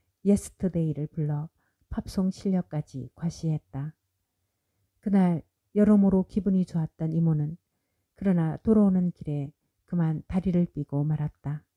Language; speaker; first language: Korean; native; Korean